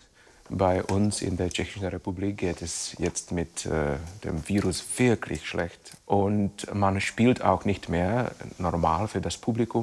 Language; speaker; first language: German; non-native, fluent; Czech